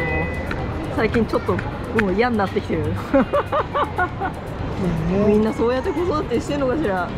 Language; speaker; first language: Japanese; native; Japanese